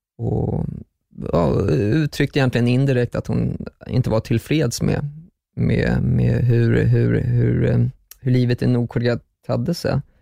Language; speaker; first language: Swedish; early bilingual, other home language; German